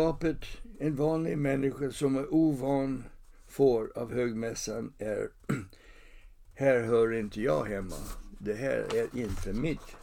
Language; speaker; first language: Swedish; non-native, fluent; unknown